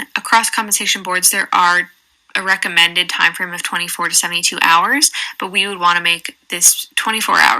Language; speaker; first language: English; native; English